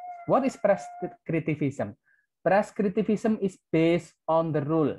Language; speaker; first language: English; non-native, learner; Indonesian